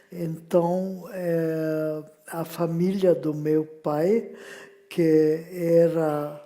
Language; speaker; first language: Portuguese; non-native, fluent; French